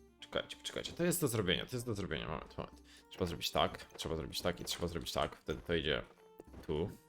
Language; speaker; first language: Polish; native; Polish